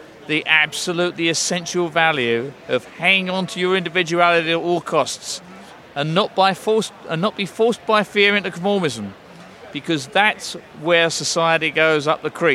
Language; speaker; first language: English; native; English